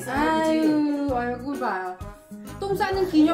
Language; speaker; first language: Korean; non-native, learner; Vietnamese